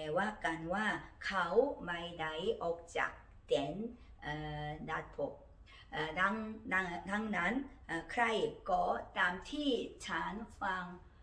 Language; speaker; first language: Thai; non-native, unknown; Korean